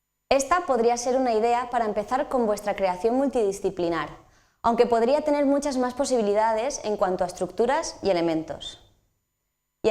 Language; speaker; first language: Spanish; native; Spanish